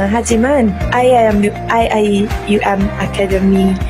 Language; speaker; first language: Korean; non-native, learner; Malay